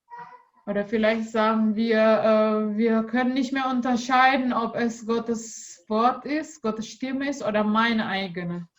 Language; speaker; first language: German; non-native, learner; Indonesian